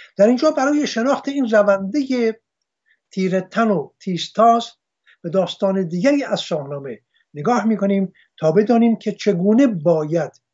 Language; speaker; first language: Persian; non-native, local second language; Armenian